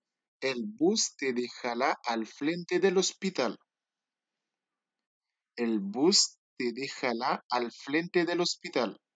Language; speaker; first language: Spanish; non-native, learner; Haitian Creole